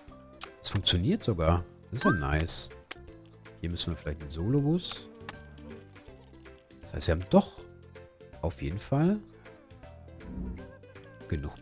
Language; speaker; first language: German; native; German